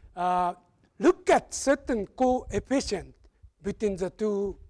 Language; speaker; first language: English; non-native, fluent; Japanese